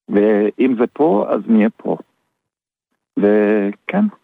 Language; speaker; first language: Hebrew; early bilingual, other home language; German